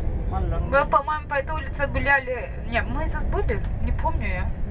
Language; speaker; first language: Russian; non-native, fluent; Turkish